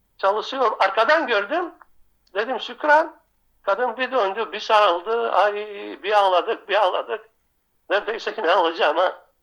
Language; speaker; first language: Turkish; non-native, local second language; Greek